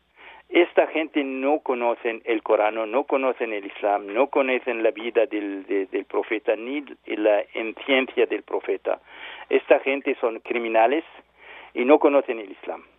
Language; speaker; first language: Spanish; non-native, learner; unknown